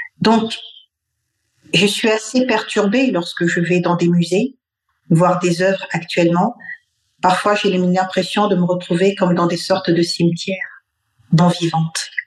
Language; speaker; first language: French; non-native, local second language; Bambara